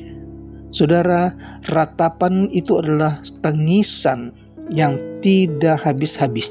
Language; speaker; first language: Indonesian; native; Indonesian